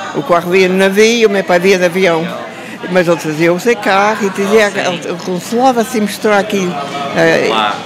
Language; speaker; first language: Portuguese; early bilingual, heritage; English